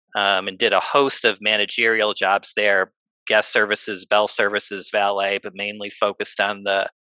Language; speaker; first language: English; native; English